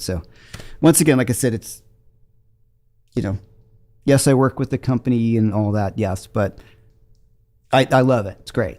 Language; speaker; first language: English; native; English